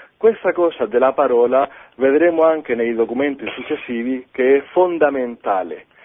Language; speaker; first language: Italian; non-native, fluent; Spanish